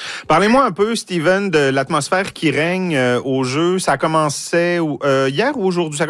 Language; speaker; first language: French; native; French